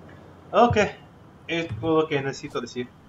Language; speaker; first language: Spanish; non-native, learner; English